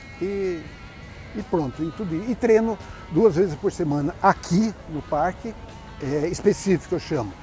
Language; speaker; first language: Portuguese; native; Portuguese